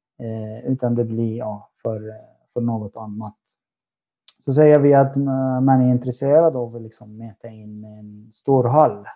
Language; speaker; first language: Swedish; non-native, fluent; Arabic